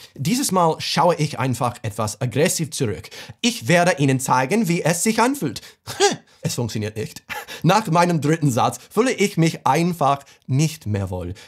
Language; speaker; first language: German; non-native, fluent; English